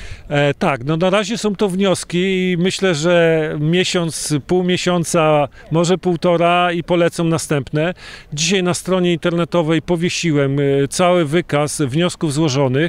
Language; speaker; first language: Polish; native; Polish